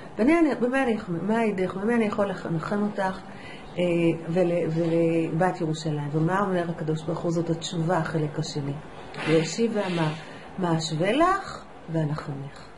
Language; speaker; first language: Hebrew; native; Hebrew